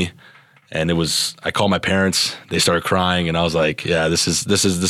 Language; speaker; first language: English; early bilingual, other home language; Serbian